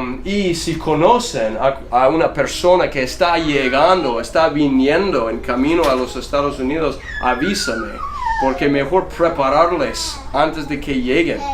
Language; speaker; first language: Spanish; non-native, fluent; English